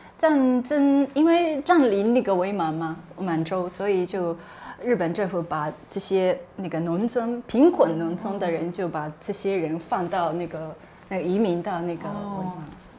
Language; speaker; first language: Chinese; non-native, fluent; Japanese